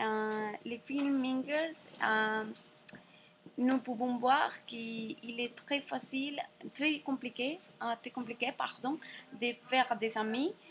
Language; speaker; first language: French; non-native, learner; Spanish